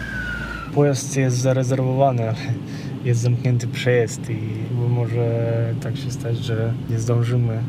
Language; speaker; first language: Polish; non-native, fluent; Ukrainian